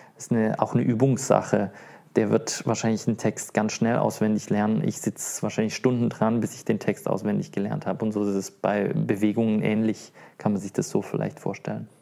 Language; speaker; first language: German; native; German